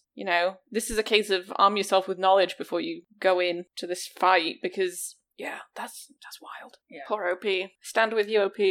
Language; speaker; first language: English; native; English